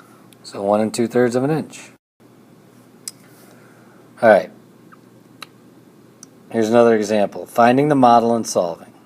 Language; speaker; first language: English; native; English